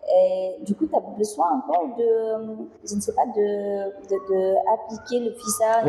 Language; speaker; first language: French; non-native, fluent; Indonesian